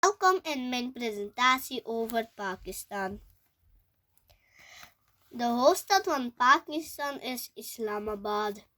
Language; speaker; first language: Dutch; early bilingual, other home language; Urdu